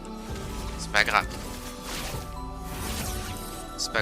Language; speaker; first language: French; native; French